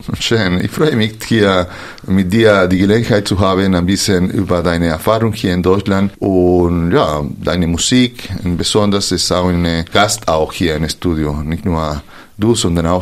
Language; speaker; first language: German; non-native, fluent; Spanish